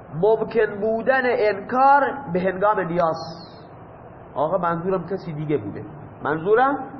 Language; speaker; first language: Persian; non-native, local second language; Baluchi